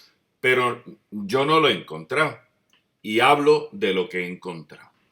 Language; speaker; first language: Spanish; native; Spanish